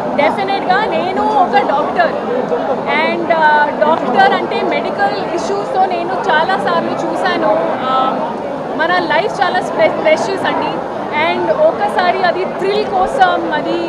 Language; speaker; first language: Telugu; non-native, learner; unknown